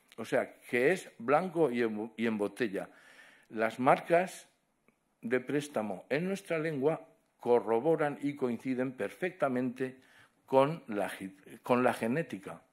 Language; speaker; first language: Spanish; non-native, local second language; Catalan